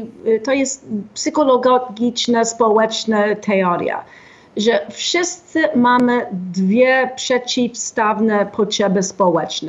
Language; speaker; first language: Polish; non-native, fluent; English